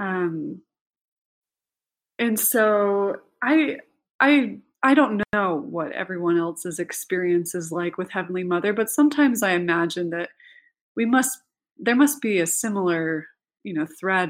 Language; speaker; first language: English; native; English